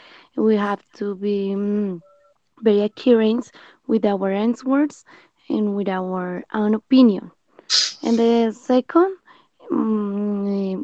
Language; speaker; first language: English; non-native, learner; Spanish